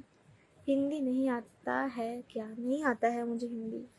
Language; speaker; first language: Hindi; non-native, local second language; Bangla